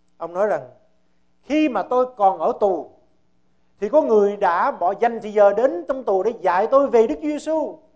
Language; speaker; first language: Vietnamese; early bilingual, heritage; Vietnamese